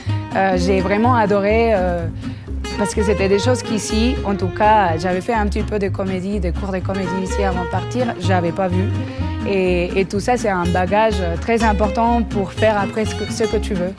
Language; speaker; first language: French; non-native, fluent; Spanish